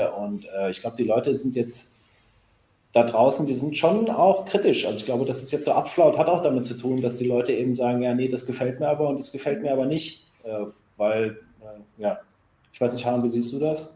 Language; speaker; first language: German; native; German